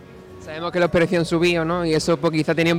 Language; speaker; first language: Spanish; native; Spanish